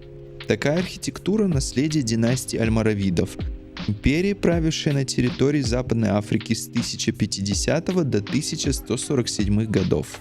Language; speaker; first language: Russian; native; Russian